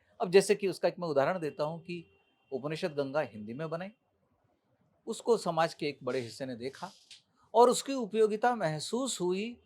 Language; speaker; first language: Hindi; native; Hindi